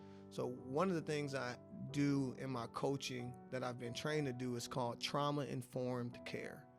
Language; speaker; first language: English; native; English